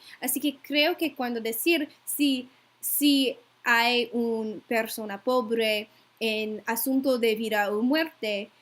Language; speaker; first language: Spanish; non-native, learner; English